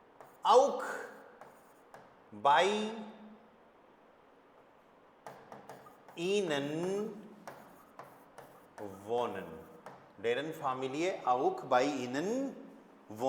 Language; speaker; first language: German; non-native, fluent; Hindi